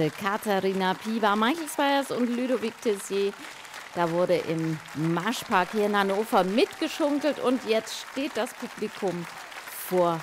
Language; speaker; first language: German; native; German